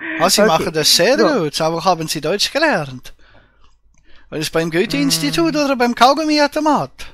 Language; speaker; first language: German; native; German